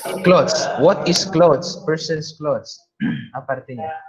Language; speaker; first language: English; non-native, fluent; Indonesian